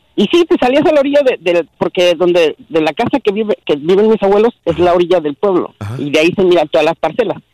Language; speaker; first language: Spanish; native; Spanish